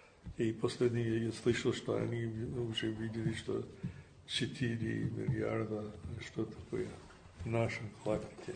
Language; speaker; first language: Russian; non-native, fluent; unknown